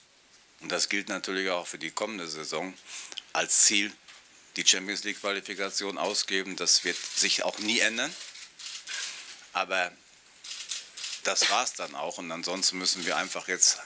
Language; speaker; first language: German; native; German